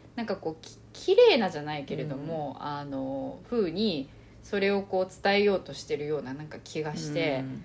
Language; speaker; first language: Japanese; early bilingual, other home language; Chinese